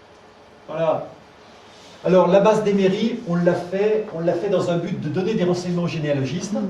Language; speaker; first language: French; native; French